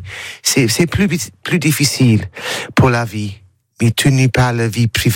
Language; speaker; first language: French; non-native, learner; English